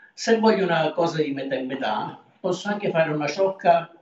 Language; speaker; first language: Italian; native; Italian